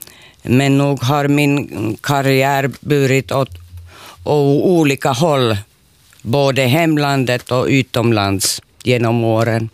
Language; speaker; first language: Swedish; non-native, learner; Finnish